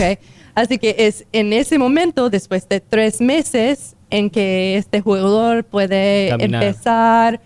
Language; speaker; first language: Spanish; non-native, learner; English